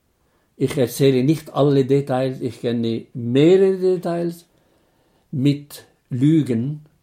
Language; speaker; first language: German; non-native, fluent; Arabic